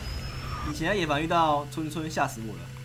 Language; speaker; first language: Chinese; native; Chinese